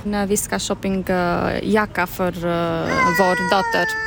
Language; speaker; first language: Swedish; non-native, learner; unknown